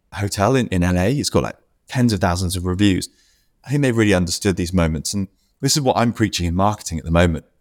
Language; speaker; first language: English; native; English